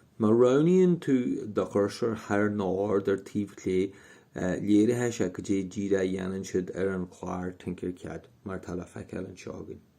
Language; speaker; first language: Irish; native; Irish